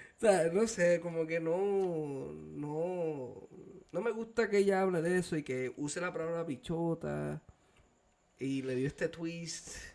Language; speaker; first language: Spanish; native; Spanish